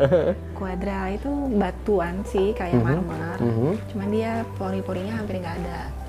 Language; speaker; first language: Indonesian; native; Indonesian